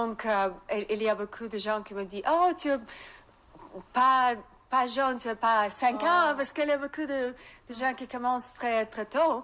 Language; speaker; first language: French; non-native, learner; Russian